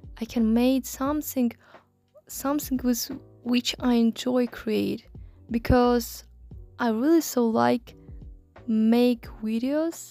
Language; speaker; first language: English; non-native, learner; Russian